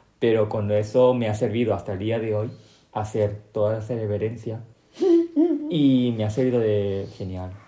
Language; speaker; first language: Spanish; non-native, local second language; Korean